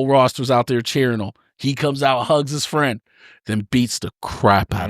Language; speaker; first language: English; native; English